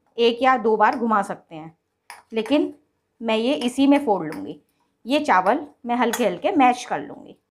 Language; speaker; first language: Hindi; native; Hindi